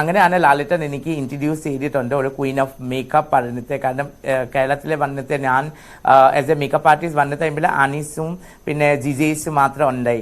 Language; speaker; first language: Malayalam; non-native, local second language; Assamese